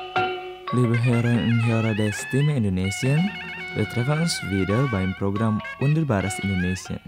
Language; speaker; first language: German; non-native, fluent; Indonesian